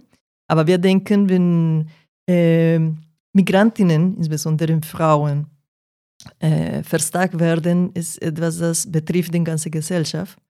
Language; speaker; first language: German; non-native, fluent; Portuguese